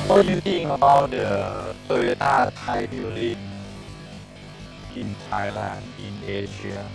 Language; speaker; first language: English; non-native, learner; Thai